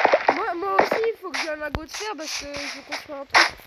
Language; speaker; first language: French; native; French